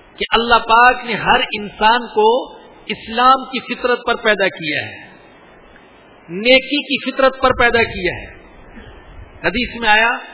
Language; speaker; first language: Urdu; non-native, local second language; Punjabi